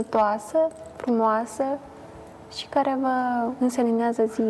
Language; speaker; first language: Romanian; native; Romanian